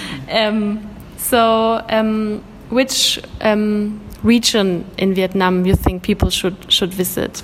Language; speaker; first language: English; non-native, fluent; German